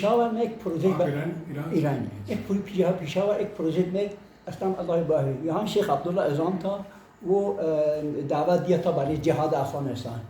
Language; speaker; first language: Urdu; non-native, learner; Persian